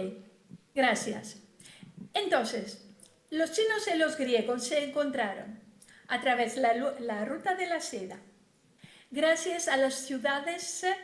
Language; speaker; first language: Spanish; non-native, fluent; Greek